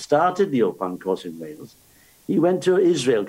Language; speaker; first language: English; native; English